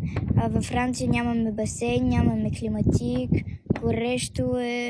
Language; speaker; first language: Bulgarian; early bilingual, heritage; Bulgarian